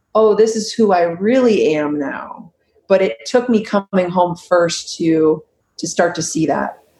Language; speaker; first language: English; native; English